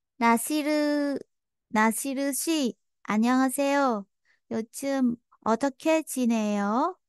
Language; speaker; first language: Korean; non-native, fluent; Vietnamese